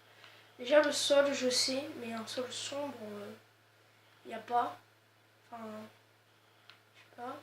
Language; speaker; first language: French; native; French